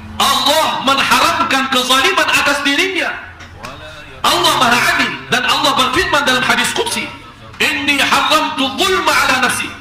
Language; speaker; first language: Malay; non-native, fluent; Arabic